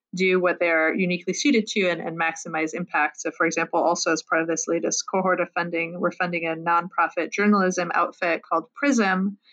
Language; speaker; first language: English; non-native, fluent; French